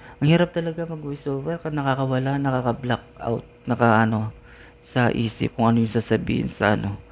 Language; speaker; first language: Filipino; non-native, local second language; Iloko